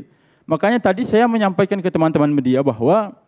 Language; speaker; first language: Indonesian; native; Indonesian